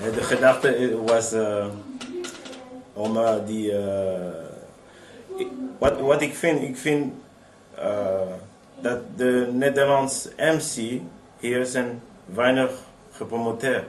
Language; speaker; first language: Dutch; non-native, fluent; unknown